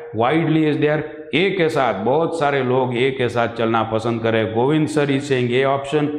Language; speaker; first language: Hindi; non-native, local second language; Marathi